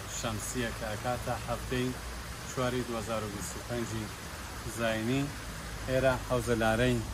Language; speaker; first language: Central Kurdish; non-native, local second language; Gurani